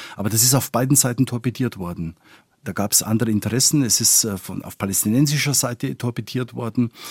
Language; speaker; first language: German; non-native, fluent; Spanish